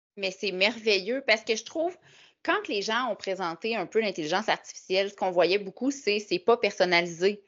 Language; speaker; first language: French; native; French